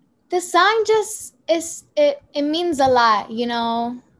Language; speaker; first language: English; early bilingual, other home language; Spanish